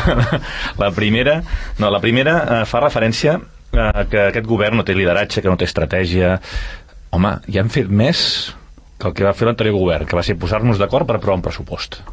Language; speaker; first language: Catalan; native; Catalan